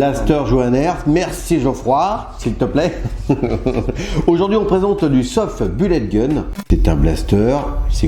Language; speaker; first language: French; native; French